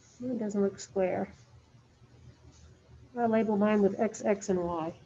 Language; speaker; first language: English; native; English